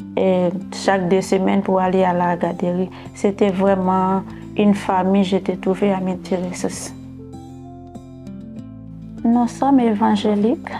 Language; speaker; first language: French; non-native, learner; Haitian Creole